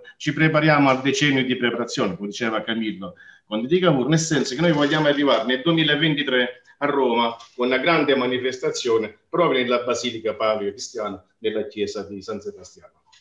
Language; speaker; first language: Italian; native; Italian